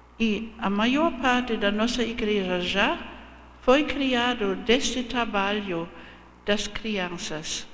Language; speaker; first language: Portuguese; non-native, fluent; German